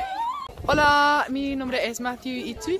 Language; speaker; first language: Spanish; non-native, learner; English